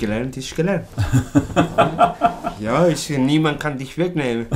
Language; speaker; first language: German; non-native, learner; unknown